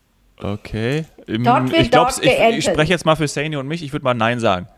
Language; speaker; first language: German; native; German